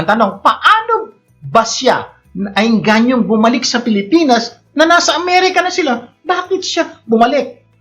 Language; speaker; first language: Filipino; native; Filipino